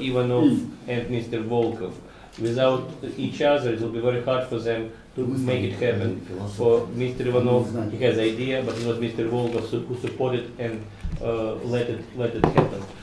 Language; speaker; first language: English; non-native, fluent; Russian